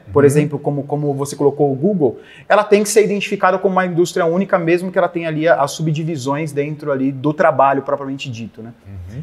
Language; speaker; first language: Portuguese; native; Portuguese